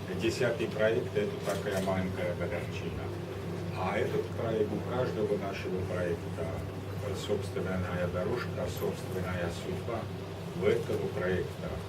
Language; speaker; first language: Russian; non-native, learner; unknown